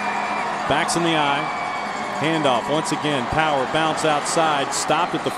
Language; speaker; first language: English; native; English